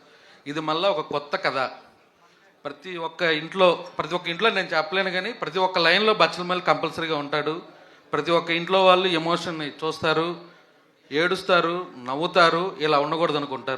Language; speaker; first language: Telugu; native; Telugu